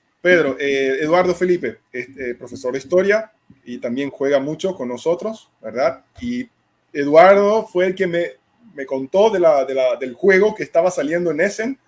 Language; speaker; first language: Spanish; non-native, fluent; Portuguese